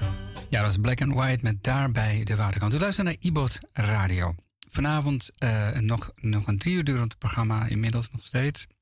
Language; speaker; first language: Dutch; native; Dutch